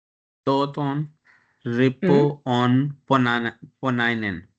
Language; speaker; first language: Finnish; non-native, learner; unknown